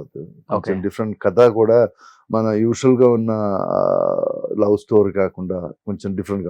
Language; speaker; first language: Telugu; non-native, local second language; Malayalam